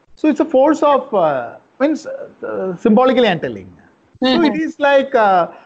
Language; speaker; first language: English; non-native, local second language; Malayalam